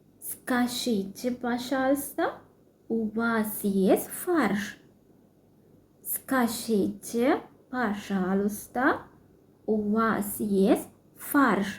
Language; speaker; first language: Russian; non-native, fluent; Sinhala